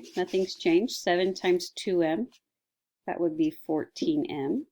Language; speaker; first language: English; native; English